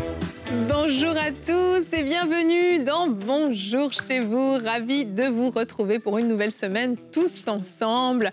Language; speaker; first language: French; native; French